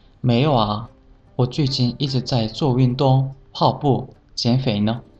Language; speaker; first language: Chinese; non-native, learner; Korean